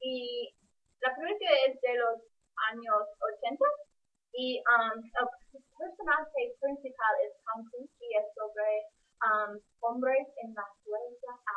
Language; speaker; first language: Spanish; non-native, learner; English